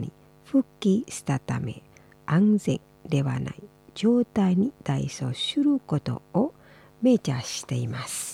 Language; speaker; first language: Japanese; non-native, fluent; Indonesian